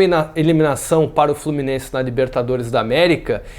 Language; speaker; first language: Portuguese; native; Portuguese